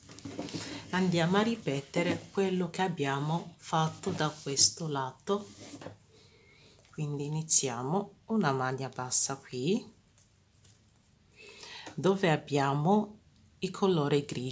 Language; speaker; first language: Italian; non-native, fluent; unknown